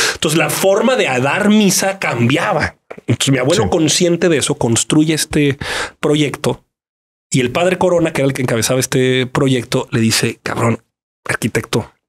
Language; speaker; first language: Spanish; native; Spanish